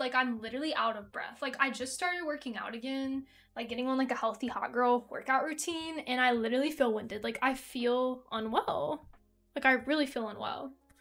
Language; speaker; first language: English; native; English